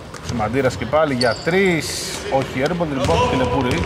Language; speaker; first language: Greek; native; Greek